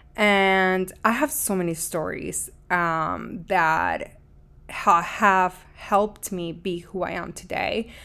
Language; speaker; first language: English; early bilingual, other home language; Spanish